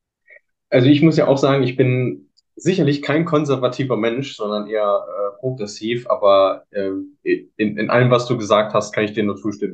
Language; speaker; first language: German; native; German